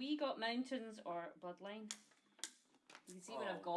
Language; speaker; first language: English; native; English